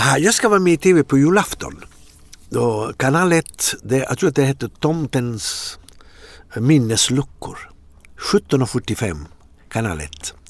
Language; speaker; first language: Swedish; non-native, fluent; Italian